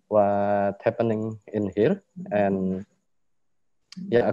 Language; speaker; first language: English; non-native, learner; Indonesian